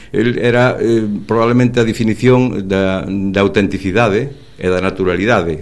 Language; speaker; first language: Galician; native; Galician